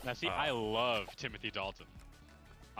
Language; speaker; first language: English; native; English